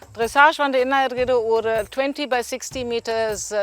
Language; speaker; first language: Tamil; non-native, learner; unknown